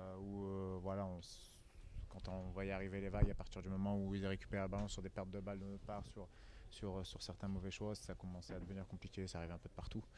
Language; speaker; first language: French; native; French